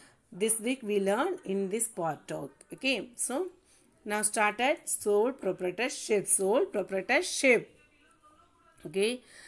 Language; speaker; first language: English; non-native, local second language; Tamil